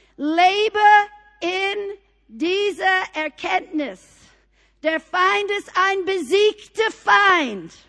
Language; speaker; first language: German; non-native, fluent; English